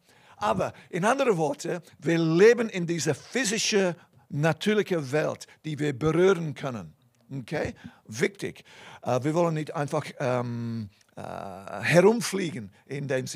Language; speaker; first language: German; non-native, fluent; English